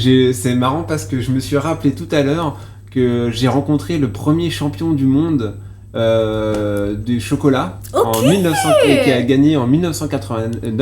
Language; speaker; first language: French; native; French